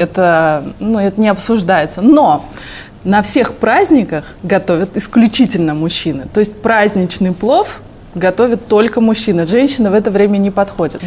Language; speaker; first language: Russian; native; Russian